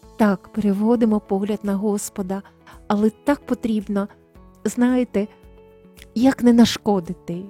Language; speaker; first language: Ukrainian; native; Ukrainian